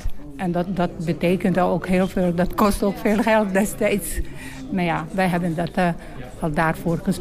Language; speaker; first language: Dutch; non-native, learner; Bosnian